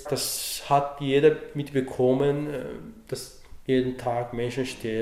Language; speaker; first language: German; non-native, fluent; Arabic